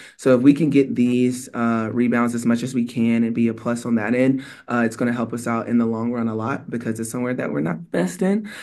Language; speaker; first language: English; native; English